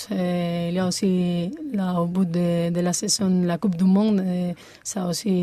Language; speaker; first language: French; non-native, fluent; Spanish